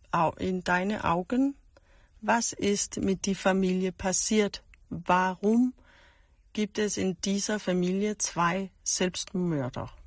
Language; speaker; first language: German; non-native, fluent; Danish